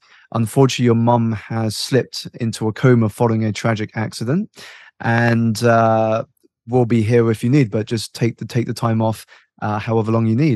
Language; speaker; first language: English; native; English